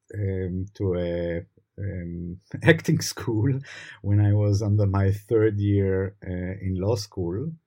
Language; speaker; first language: English; non-native, fluent; Hebrew